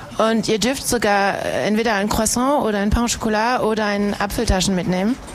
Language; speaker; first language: German; non-native, fluent; French